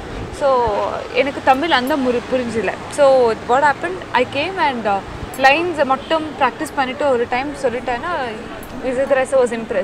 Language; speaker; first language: Tamil; non-native, learner; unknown